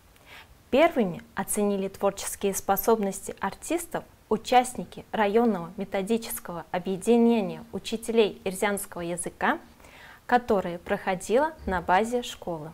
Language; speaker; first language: Russian; non-native, local second language; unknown